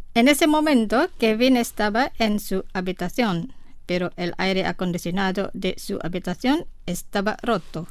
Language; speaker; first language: Spanish; non-native, fluent; Indonesian